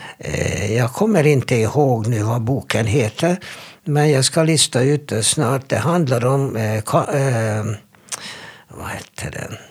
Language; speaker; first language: Swedish; non-native, fluent; Hebrew